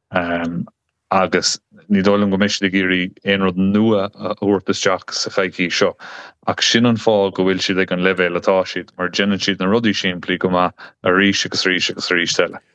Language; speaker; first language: Irish; non-native, local second language; English